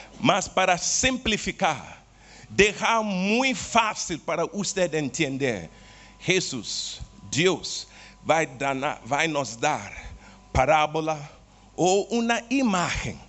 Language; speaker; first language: Portuguese; non-native, learner; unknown